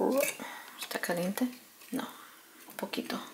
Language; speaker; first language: Spanish; early bilingual, heritage; Spanish